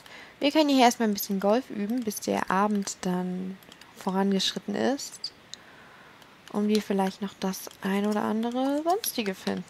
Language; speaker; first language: German; native; German